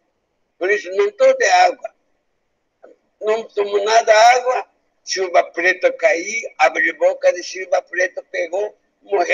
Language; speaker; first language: Portuguese; non-native, learner; Japanese